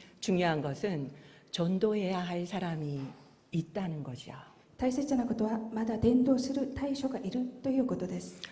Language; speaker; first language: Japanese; non-native, fluent; Korean